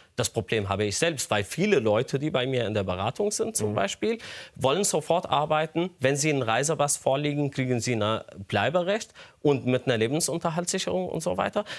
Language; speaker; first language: German; non-native, fluent; Arabic